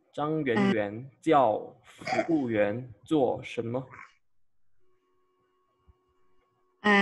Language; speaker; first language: Chinese; non-native, fluent; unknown